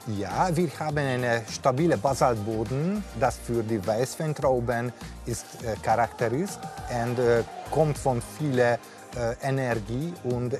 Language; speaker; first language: German; non-native, learner; Hungarian